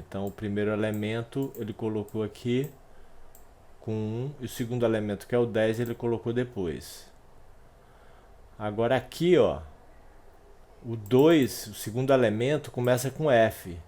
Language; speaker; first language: Portuguese; native; Portuguese